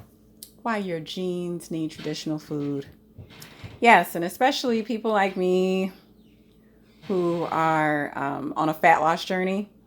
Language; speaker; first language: English; native; English